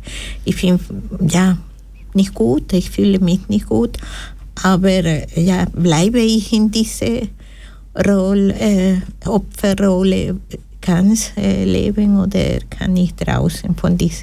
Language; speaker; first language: German; non-native, learner; Spanish